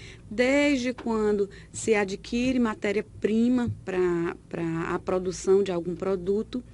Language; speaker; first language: Portuguese; native; Portuguese